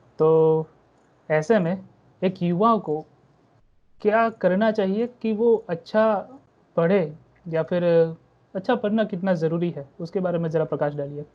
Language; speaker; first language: Hindi; non-native, local second language; Gujarati